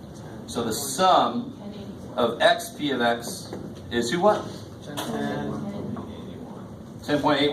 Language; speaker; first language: English; native; English